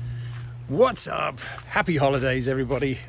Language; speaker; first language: English; native; English